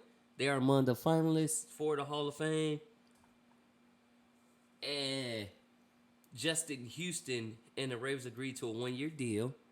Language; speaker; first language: English; native; English